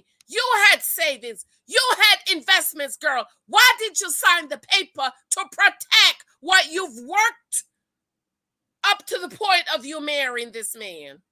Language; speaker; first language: English; native; English